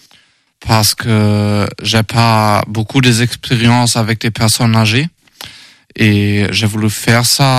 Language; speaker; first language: French; non-native, learner; German